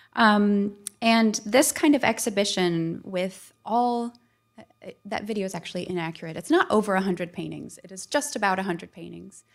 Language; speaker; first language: English; native; English